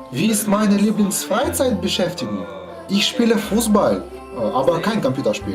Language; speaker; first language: German; non-native, learner; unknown